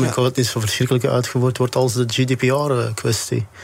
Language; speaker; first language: Dutch; native; Dutch